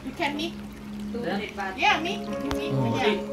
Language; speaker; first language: English; non-native, learner; Thai